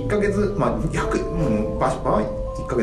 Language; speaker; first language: Japanese; native; Japanese